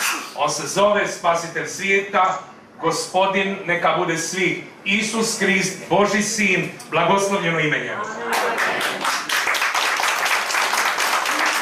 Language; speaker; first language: Croatian; native; Croatian